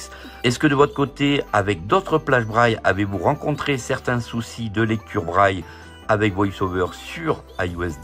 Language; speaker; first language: French; native; French